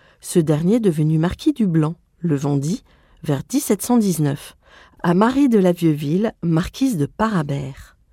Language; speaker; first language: French; native; French